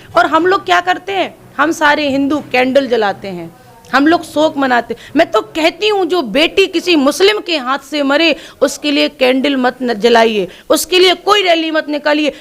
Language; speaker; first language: Hindi; native; Hindi